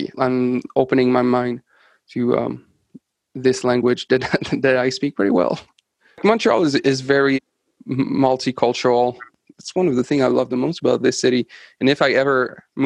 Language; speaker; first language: English; non-native, fluent; French